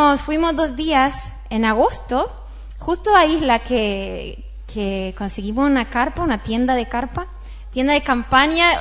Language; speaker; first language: Spanish; non-native, fluent; Swedish